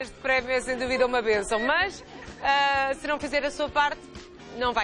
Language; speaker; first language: Portuguese; native; Portuguese